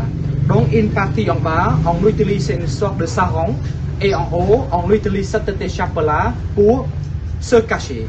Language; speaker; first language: French; non-native, fluent; Khmer